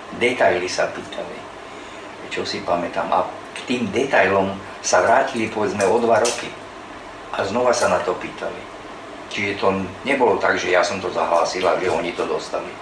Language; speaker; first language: Slovak; native; Slovak